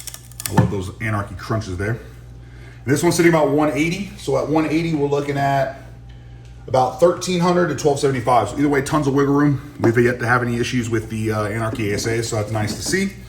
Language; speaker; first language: English; native; English